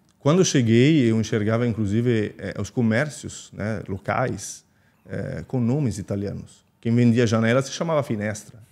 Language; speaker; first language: Portuguese; non-native, fluent; Italian